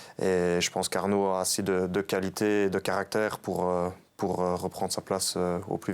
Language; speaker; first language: French; native; French